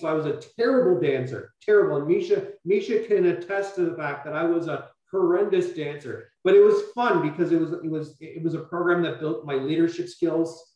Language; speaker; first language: English; native; English